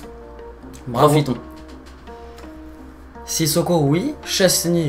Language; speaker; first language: French; native; French